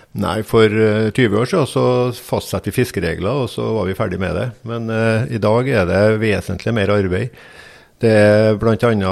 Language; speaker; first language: Norwegian; native; Norwegian